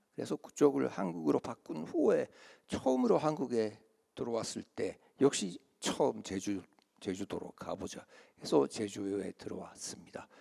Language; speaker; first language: Korean; early bilingual, heritage; Korean